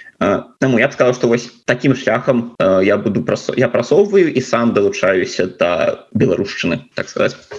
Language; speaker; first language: Belarusian; non-native, local second language; Russian